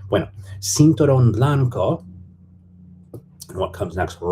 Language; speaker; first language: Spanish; non-native, fluent; English